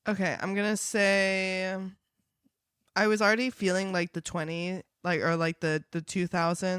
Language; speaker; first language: English; native; English